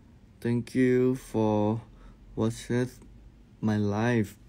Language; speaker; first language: English; non-native, learner; Thai